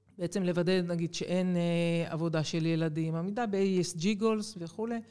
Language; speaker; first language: Hebrew; native; Hebrew